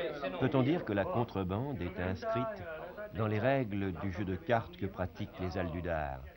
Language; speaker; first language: French; native; French